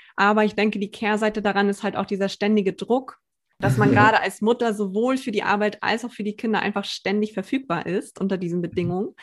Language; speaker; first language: German; native; German